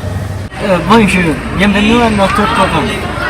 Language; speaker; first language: French; non-native, learner; Spanish